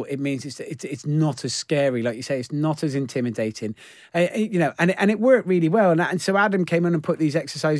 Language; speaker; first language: English; native; English